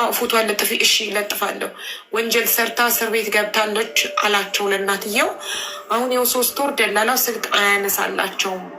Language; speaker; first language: Amharic; native; Amharic